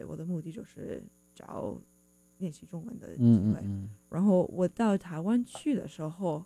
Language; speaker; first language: Chinese; non-native, fluent; English